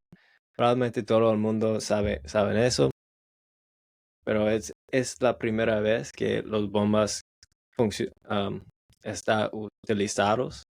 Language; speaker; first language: Spanish; non-native, learner; English